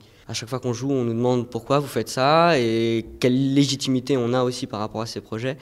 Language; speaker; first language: French; native; French